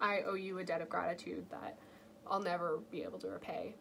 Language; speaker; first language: English; native; English